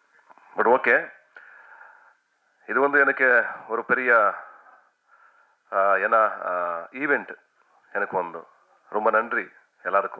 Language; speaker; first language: Tamil; non-native, learner; Kannada